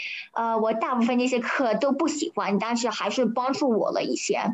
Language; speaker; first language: Chinese; early bilingual, heritage; Chinese